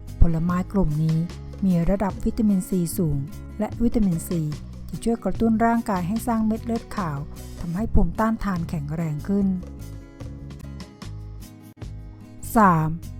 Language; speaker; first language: Thai; native; Thai